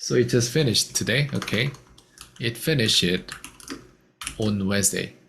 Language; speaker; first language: English; non-native, fluent; Korean